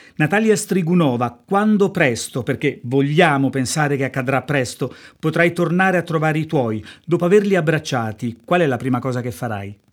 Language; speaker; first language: Italian; native; Italian